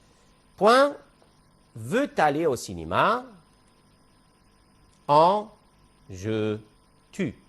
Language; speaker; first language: French; non-native, fluent; Arabic